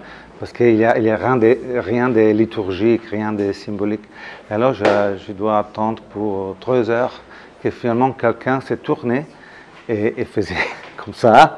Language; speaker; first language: French; non-native, fluent; Italian